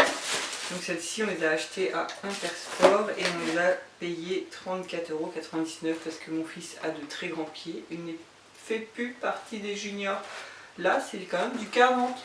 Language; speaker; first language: French; native; French